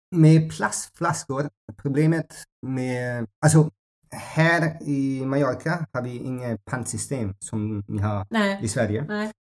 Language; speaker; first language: Swedish; non-native, learner; Amharic